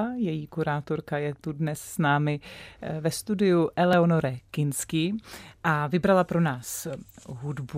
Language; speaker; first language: Czech; native; Czech